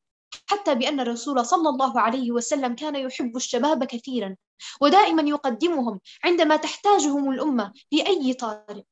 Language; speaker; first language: Arabic; native; Arabic